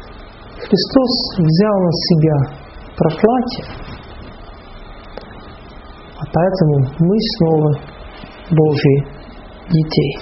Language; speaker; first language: Russian; non-native, fluent; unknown